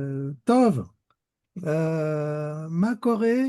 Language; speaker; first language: Hebrew; non-native, learner; French